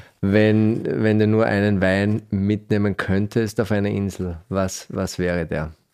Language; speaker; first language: German; native; German